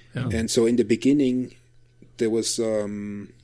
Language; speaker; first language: English; non-native, fluent; Dutch